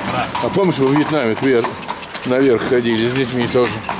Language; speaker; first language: Russian; native; Russian